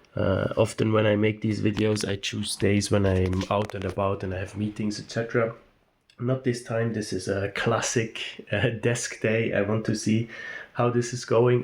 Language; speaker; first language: English; non-native, fluent; German